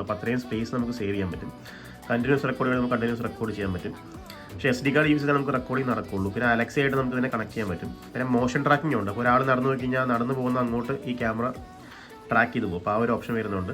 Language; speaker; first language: Malayalam; native; Malayalam